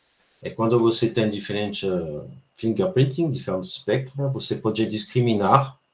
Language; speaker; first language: Portuguese; non-native, fluent; French